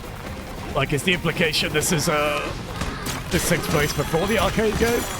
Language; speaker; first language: English; native; English